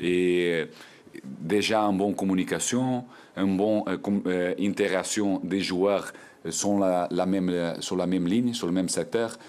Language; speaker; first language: French; non-native, learner; Portuguese